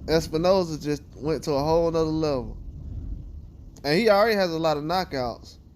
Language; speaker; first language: English; native; English